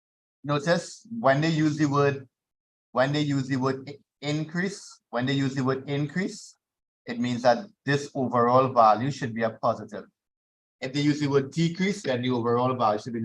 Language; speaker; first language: English; native; English